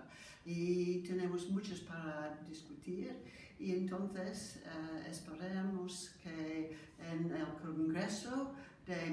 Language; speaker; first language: Spanish; non-native, learner; English